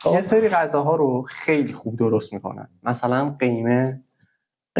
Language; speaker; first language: Persian; native; Persian